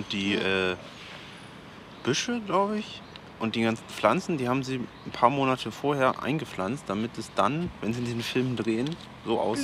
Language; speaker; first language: German; native; German